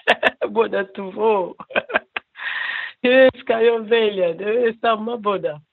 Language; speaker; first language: Swedish; non-native, learner; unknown